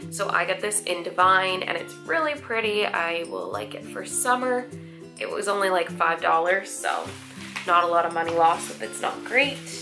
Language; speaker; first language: English; native; English